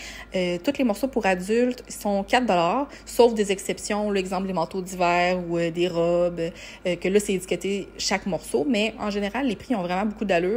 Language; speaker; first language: French; native; French